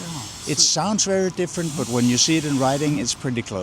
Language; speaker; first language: English; non-native, fluent; Danish